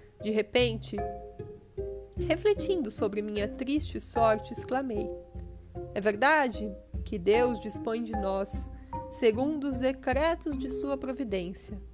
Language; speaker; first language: Portuguese; native; Portuguese